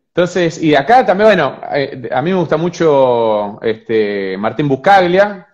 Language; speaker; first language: Spanish; native; Spanish